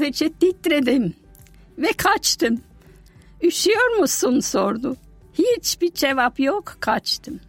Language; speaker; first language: Turkish; non-native, fluent; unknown